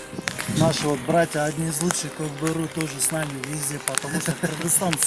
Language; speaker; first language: Russian; native; Russian